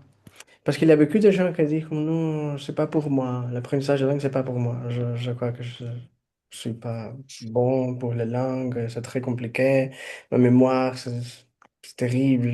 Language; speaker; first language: French; non-native, fluent; Portuguese